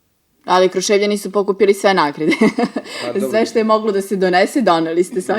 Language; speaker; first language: Serbian; native; Serbian